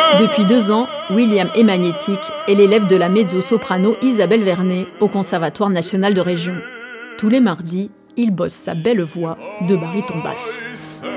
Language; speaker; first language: French; native; French